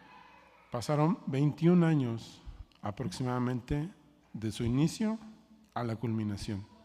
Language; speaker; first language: Spanish; native; Spanish